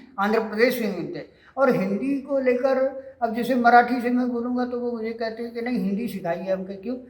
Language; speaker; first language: Hindi; native; Hindi